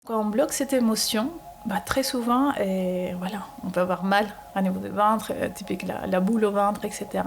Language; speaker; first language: French; non-native, fluent; Spanish